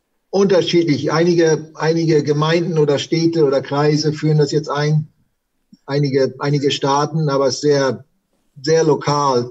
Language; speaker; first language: German; native; German